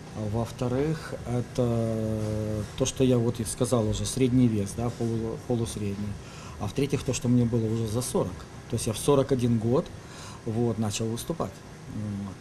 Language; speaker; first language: Russian; native; Russian